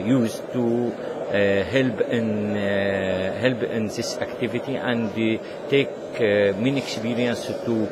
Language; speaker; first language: English; non-native, learner; Arabic